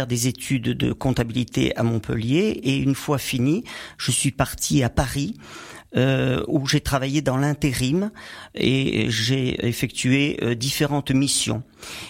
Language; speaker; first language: French; native; French